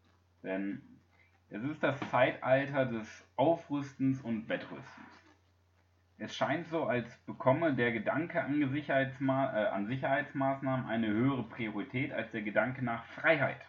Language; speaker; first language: German; native; German